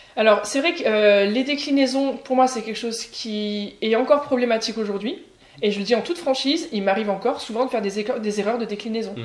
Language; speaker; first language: French; native; French